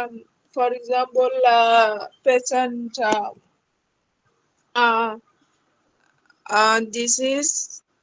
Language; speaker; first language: English; non-native, learner; Arabic